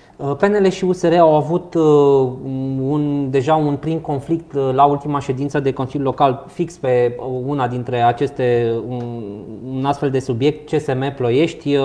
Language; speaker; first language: Romanian; native; Romanian